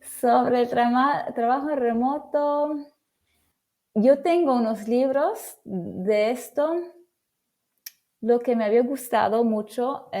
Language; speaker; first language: Spanish; non-native, fluent; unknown